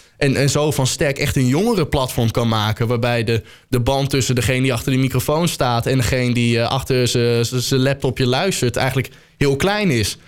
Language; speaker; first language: Dutch; native; Dutch